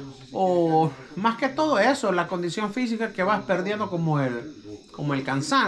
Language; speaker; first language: Spanish; native; Spanish